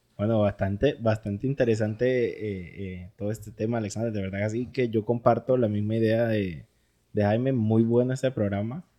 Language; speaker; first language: Spanish; native; Spanish